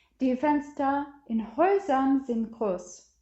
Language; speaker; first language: German; non-native, fluent; Ukrainian